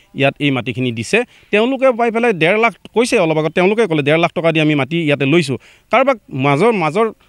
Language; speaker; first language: Assamese; native; Assamese